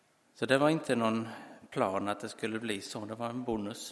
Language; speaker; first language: Swedish; native; Swedish